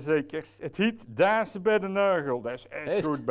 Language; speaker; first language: Dutch; native; Dutch